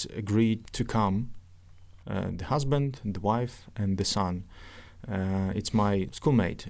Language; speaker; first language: English; non-native, fluent; Russian